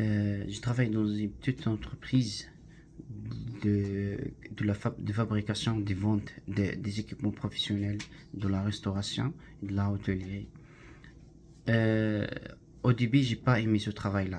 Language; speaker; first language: French; non-native, learner; Arabic